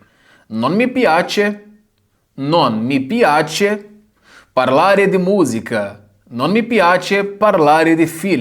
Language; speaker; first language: Italian; non-native, fluent; Portuguese